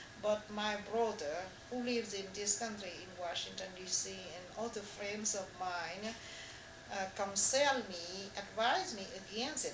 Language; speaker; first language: English; non-native, fluent; Vietnamese